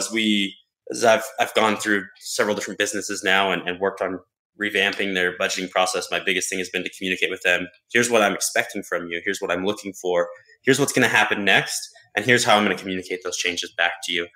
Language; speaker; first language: English; native; English